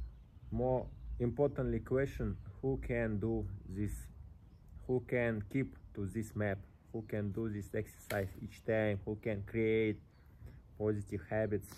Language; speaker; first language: English; non-native, learner; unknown